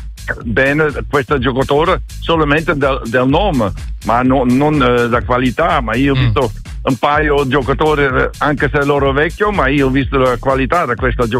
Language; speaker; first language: Italian; non-native, learner; Dutch